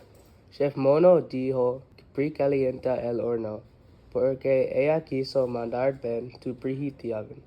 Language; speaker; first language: Spanish; non-native, learner; English